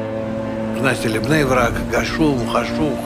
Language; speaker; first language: Hebrew; non-native, fluent; Russian